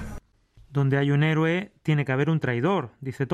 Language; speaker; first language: Spanish; native; Spanish